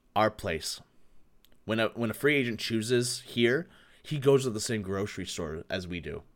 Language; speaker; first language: English; native; English